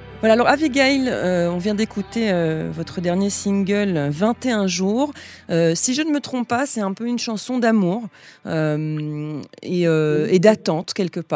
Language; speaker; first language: French; native; French